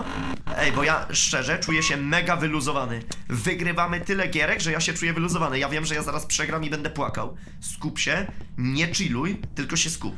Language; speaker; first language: Polish; native; Polish